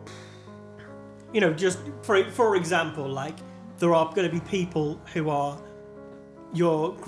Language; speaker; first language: English; native; English